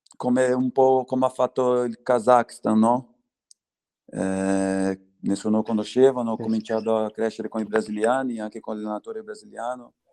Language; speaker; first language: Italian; non-native, fluent; Portuguese